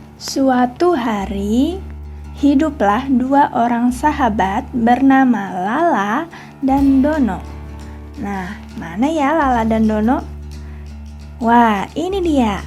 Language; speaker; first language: Indonesian; native; Indonesian